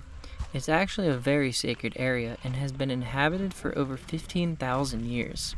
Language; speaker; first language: English; native; English